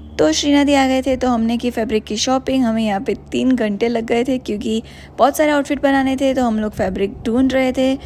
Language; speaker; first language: Hindi; non-native, local second language; Gujarati